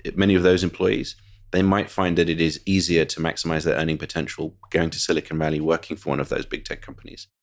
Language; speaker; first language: English; native; English